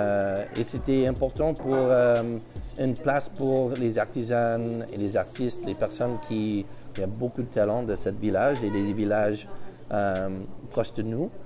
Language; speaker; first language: French; early bilingual, heritage; English